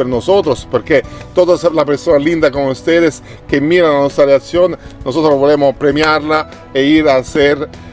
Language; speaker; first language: Spanish; non-native, learner; Italian